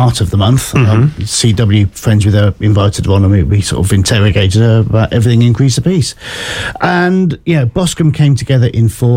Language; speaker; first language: English; native; English